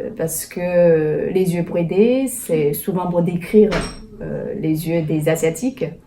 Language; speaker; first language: French; non-native, fluent; Chinese